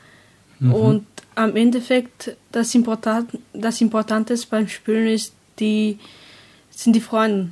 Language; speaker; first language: German; non-native, learner; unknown